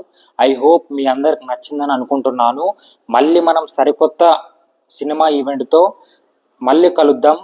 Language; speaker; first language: Telugu; native; Telugu